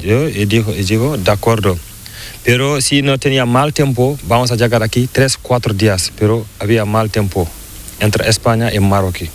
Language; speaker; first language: Spanish; non-native, learner; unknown